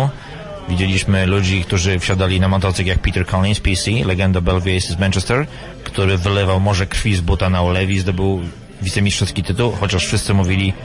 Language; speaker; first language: Polish; native; Polish